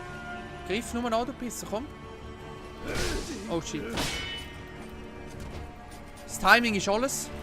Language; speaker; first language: German; native; German